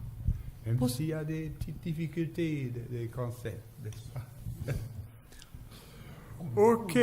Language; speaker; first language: French; non-native, fluent; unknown